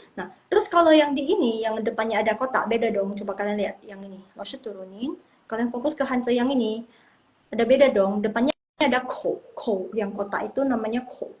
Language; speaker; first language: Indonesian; non-native, local second language; Min Nan Chinese